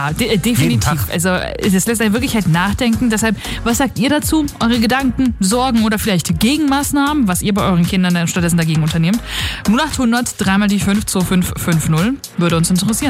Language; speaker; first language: German; native; German